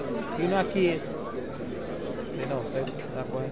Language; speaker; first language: Spanish; native; Spanish